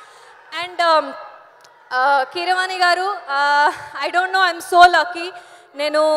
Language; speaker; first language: Telugu; non-native, learner; Kannada